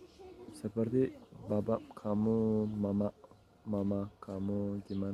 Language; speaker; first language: Indonesian; non-native, learner; Turkish